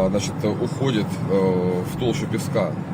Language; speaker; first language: Russian; native; Russian